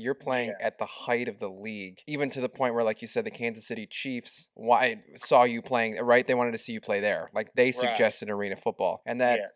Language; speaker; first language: English; native; English